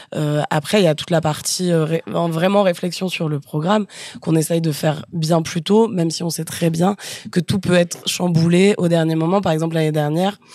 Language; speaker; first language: French; native; French